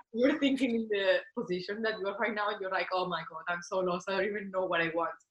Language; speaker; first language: English; non-native, fluent; Spanish